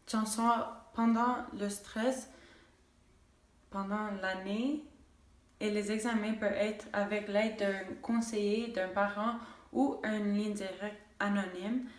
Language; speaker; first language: French; non-native, local second language; English